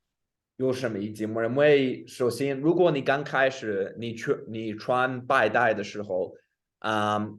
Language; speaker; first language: Chinese; non-native, fluent; English